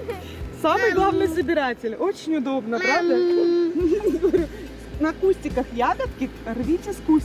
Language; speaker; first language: Russian; native; Russian